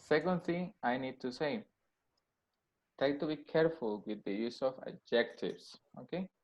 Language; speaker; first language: English; non-native, fluent; Spanish